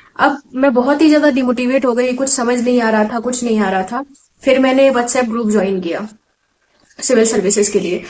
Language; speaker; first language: Hindi; non-native, local second language; Assamese